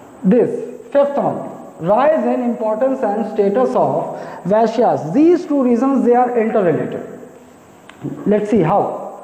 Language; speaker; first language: English; non-native, local second language; Hindi